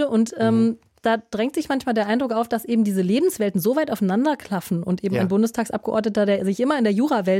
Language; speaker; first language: German; native; German